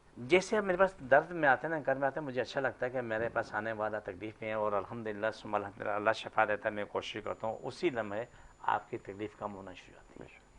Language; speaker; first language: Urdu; non-native, local second language; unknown